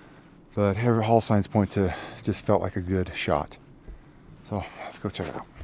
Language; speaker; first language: English; native; English